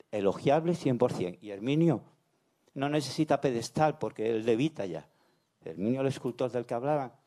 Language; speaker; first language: Spanish; native; Spanish